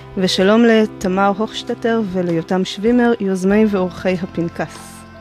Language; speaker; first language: Hebrew; native; Hebrew